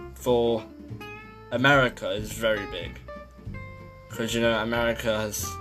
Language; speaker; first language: English; native; English